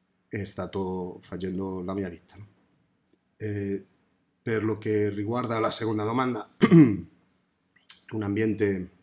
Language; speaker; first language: Italian; non-native, fluent; Spanish